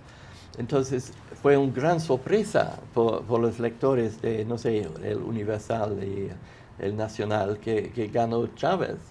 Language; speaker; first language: Spanish; non-native, fluent; English